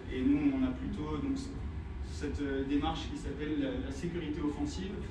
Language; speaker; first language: French; native; French